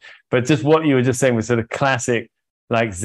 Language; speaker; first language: English; native; English